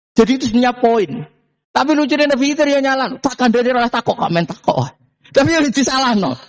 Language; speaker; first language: Indonesian; non-native, local second language; Javanese